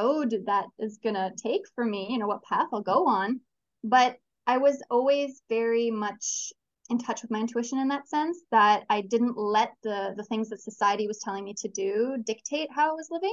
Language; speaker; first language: English; native; English